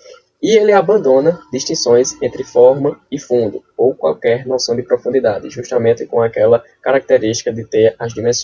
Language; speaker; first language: Portuguese; native; Portuguese